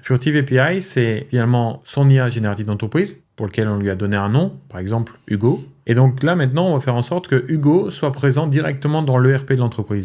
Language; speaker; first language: French; native; French